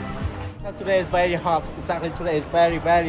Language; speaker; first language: English; non-native, learner; Vietnamese